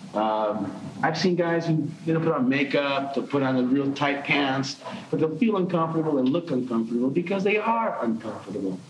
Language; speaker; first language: English; non-native, fluent; Dutch